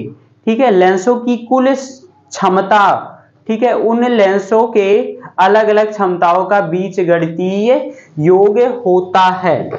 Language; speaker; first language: Hindi; native; Hindi